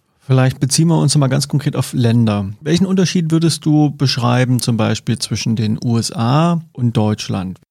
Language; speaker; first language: German; native; German